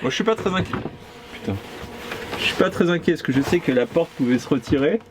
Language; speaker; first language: French; native; French